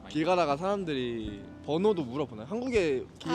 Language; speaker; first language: Korean; native; Korean